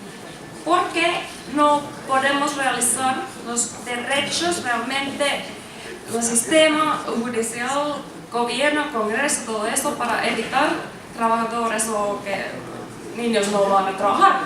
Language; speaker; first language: Spanish; non-native, learner; Finnish